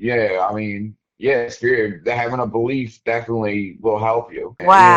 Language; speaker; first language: English; native; English